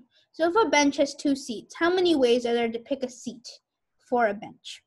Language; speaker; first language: English; native; English